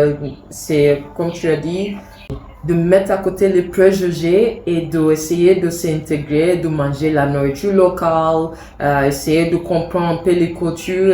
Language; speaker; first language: French; non-native, fluent; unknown